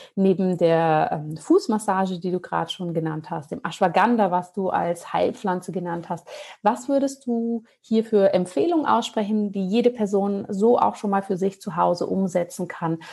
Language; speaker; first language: German; native; German